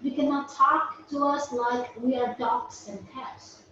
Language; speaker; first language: English; non-native, fluent; Vietnamese